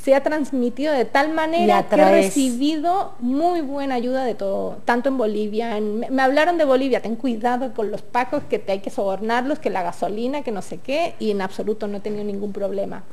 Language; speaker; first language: Spanish; native; Spanish